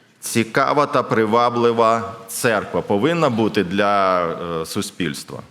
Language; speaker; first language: Ukrainian; non-native, local second language; Russian